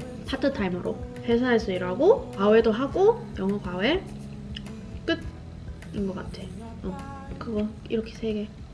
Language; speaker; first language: Korean; non-native, fluent; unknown